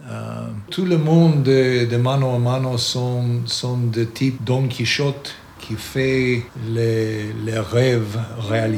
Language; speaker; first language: French; non-native, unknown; English